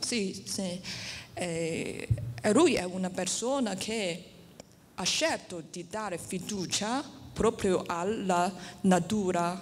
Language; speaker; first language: Italian; non-native, learner; Chinese